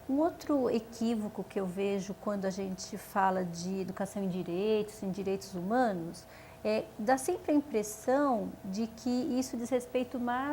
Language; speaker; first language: Portuguese; native; Portuguese